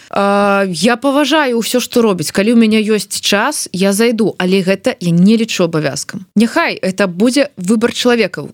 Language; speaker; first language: Belarusian; non-native, local second language; Russian